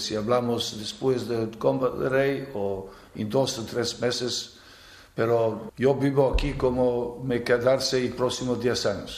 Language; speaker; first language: Spanish; non-native, fluent; Serbian